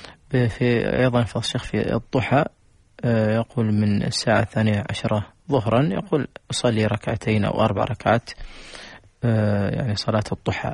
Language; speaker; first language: Arabic; native; Arabic